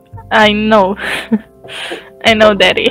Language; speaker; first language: English; non-native, fluent; Romanian